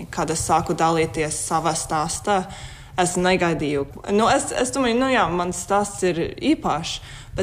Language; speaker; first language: Latvian; non-native, fluent; English